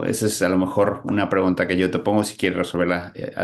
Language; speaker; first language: Spanish; native; Spanish